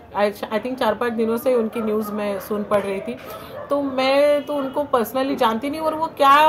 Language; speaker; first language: Hindi; non-native, local second language; Marathi